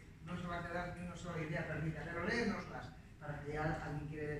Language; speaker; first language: Spanish; native; Spanish